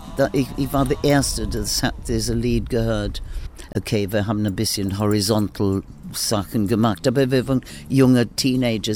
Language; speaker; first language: German; non-native, learner; English